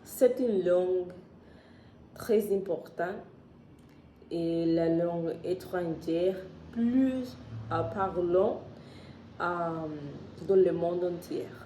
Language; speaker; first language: French; non-native, learner; Spanish